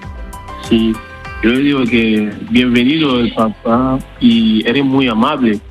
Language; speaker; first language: Spanish; non-native, learner; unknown